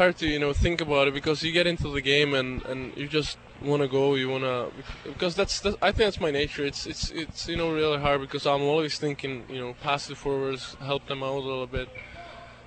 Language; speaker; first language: English; non-native, fluent; Czech